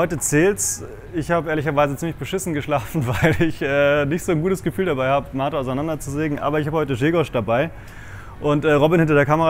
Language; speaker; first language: German; native; German